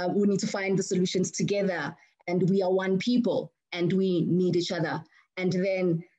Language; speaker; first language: English; non-native, local second language; Zulu